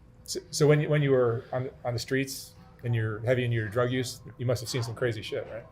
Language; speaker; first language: English; native; English